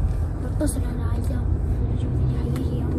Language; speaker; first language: Arabic; native; Arabic